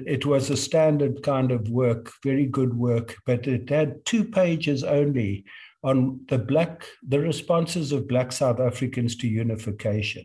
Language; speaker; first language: English; native; English